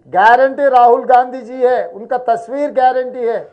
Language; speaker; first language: Hindi; non-native, local second language; Telugu